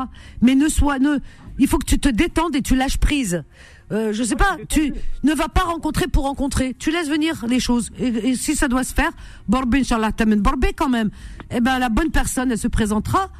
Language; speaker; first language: French; native; French